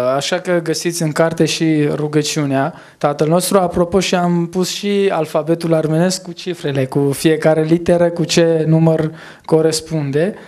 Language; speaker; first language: Romanian; non-native, fluent; Armenian